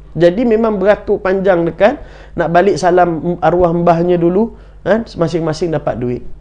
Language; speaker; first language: Malay; native; Malay